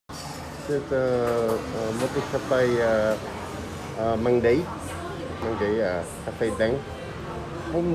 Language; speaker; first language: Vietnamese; non-native, fluent; French